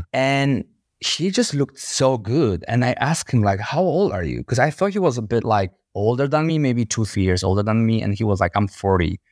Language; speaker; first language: English; non-native, fluent; Polish